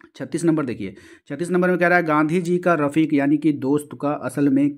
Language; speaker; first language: Hindi; native; Hindi